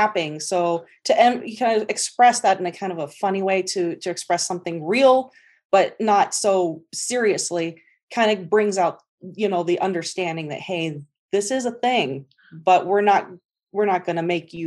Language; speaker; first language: English; native; English